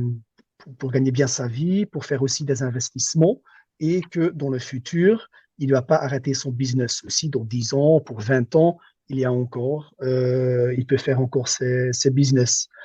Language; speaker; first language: French; non-native, local second language; Dutch